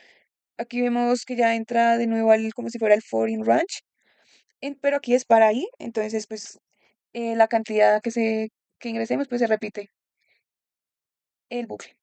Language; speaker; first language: Spanish; native; Spanish